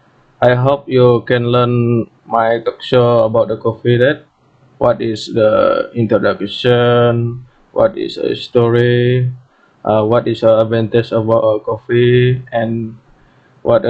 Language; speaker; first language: English; non-native, learner; Malay